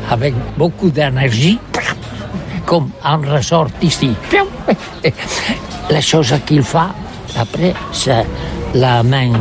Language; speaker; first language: French; non-native, learner; Catalan